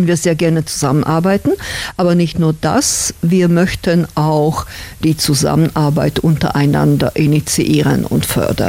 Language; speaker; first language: German; non-native, fluent; Slovak